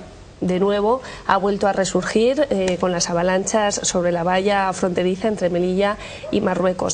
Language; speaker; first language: Spanish; native; Spanish